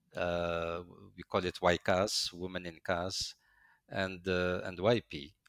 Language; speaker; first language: English; non-native, fluent; Arabic